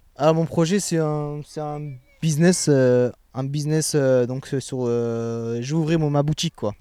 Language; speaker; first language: French; early bilingual, other home language; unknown